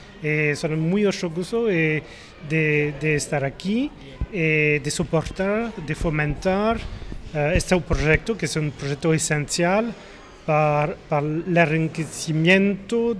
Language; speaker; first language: Spanish; non-native, learner; French